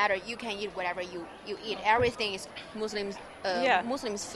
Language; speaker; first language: English; non-native, learner; Chinese